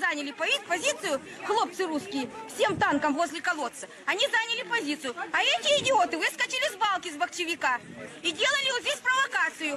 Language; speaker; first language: Russian; native; Russian